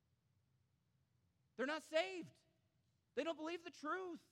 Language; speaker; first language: English; native; English